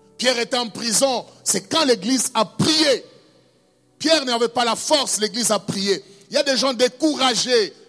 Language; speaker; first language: French; non-native, local second language; Luba-Lulua